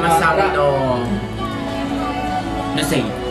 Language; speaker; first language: Japanese; non-native, learner; Filipino